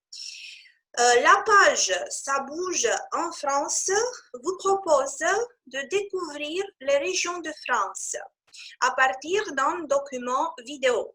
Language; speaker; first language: French; non-native, fluent; Romanian